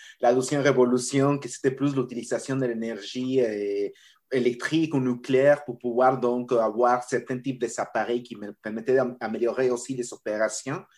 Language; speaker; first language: French; non-native, fluent; Spanish